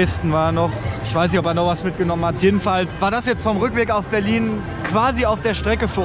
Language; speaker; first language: German; native; German